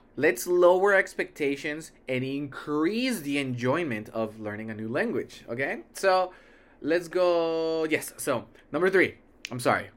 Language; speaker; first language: English; early bilingual, other home language; Spanish